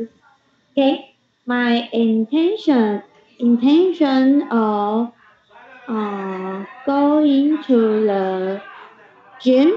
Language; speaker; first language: English; non-native, learner; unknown